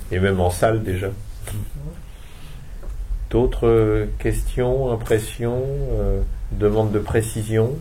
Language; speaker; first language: French; native; French